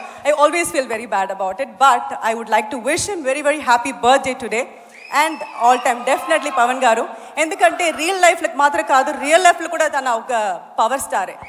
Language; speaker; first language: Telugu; non-native, local second language; Tamil